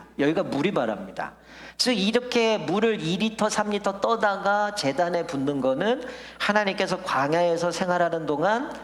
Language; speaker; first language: Korean; native; Korean